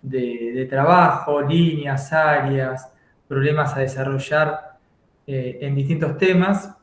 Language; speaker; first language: Spanish; native; Spanish